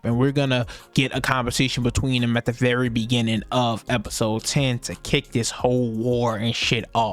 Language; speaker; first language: English; native; English